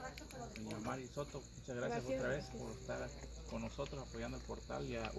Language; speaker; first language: Spanish; native; Spanish